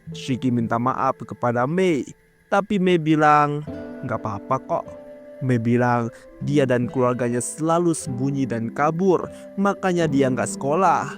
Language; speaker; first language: Indonesian; native; Indonesian